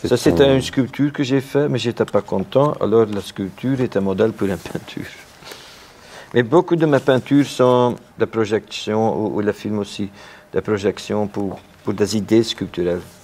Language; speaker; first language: French; non-native, local second language; Dutch